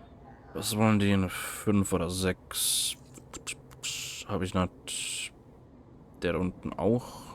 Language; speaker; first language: German; native; German